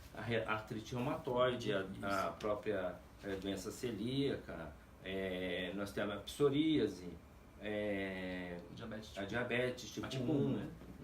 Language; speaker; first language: Portuguese; native; Portuguese